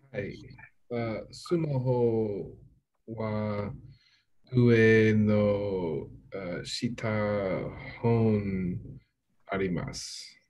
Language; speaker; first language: Japanese; non-native, learner; English